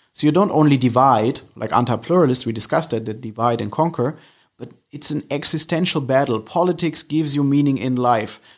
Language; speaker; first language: English; non-native, fluent; German